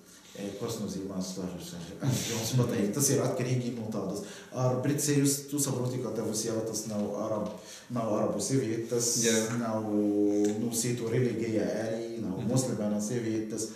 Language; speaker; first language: Latvian; non-native, learner; Arabic